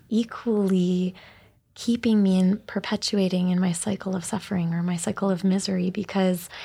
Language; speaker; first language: English; native; English